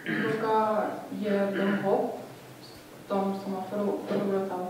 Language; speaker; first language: Swedish; non-native, fluent; Lithuanian